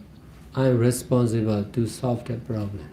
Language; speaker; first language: English; non-native, fluent; Burmese